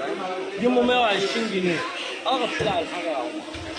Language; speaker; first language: Arabic; native; Arabic